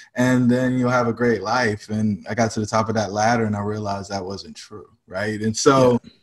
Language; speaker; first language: English; native; English